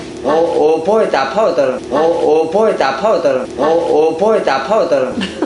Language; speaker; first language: Chinese; non-native, local second language; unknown